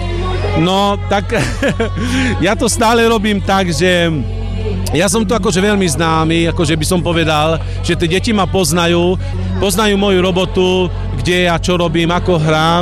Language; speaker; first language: Slovak; non-native, local second language; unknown